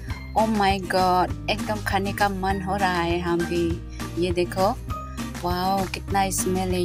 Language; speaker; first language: Hindi; non-native, local second language; Karbi